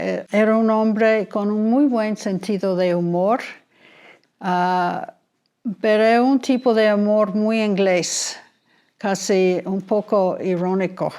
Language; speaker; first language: Spanish; non-native, fluent; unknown